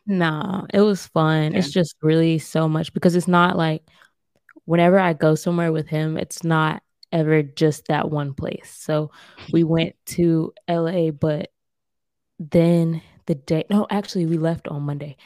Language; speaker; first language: English; native; English